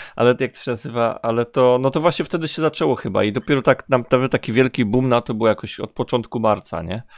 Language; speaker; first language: Polish; native; Polish